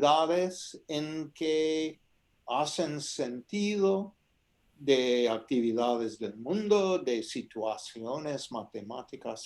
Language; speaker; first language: Spanish; non-native, fluent; English